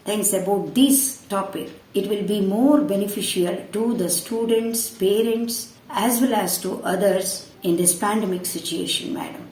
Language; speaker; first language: English; non-native, local second language; Kannada